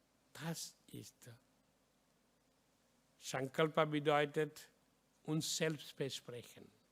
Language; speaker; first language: German; non-native, learner; Hindi